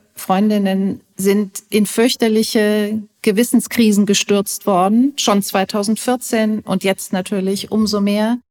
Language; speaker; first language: German; native; German